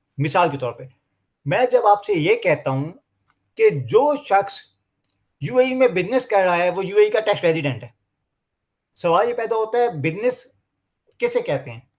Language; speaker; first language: Urdu; native; Urdu